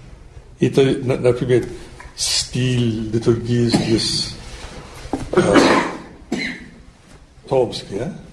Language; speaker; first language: Russian; non-native, fluent; English